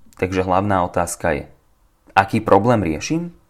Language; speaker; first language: English; non-native, fluent; Slovak